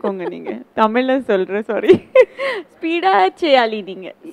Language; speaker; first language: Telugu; non-native, learner; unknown